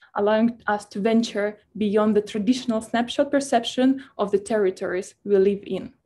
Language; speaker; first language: English; non-native, fluent; Russian